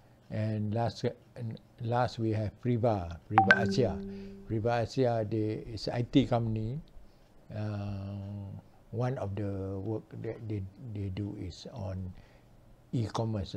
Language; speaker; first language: English; non-native, local second language; Malay